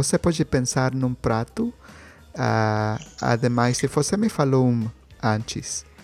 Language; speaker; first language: Portuguese; non-native, learner; Spanish